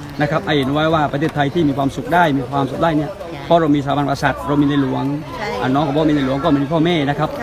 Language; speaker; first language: Thai; native; Thai